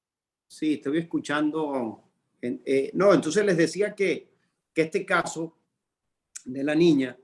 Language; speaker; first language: Spanish; native; Spanish